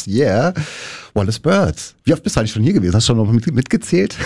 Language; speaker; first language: German; native; German